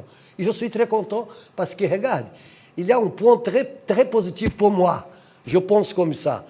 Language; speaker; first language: French; non-native, fluent; Portuguese